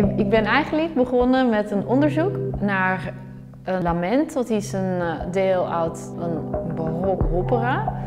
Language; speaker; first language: Dutch; non-native, fluent; Italian